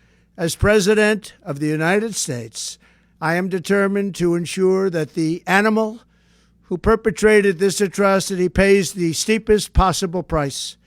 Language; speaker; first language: English; native; English